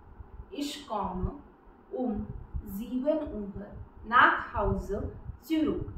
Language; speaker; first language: German; non-native, fluent; Marathi